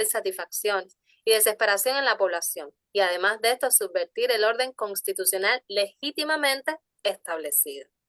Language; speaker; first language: Spanish; native; Spanish